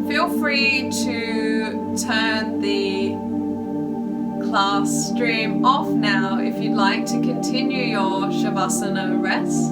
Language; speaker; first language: English; native; English